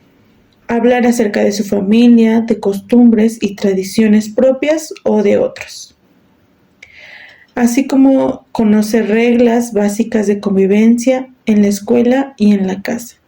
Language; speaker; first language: Spanish; native; Spanish